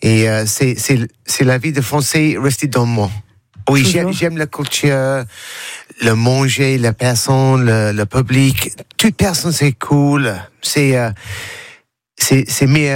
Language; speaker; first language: French; non-native, learner; English